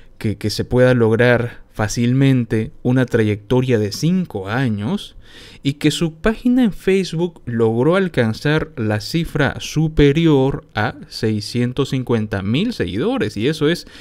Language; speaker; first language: Spanish; native; Spanish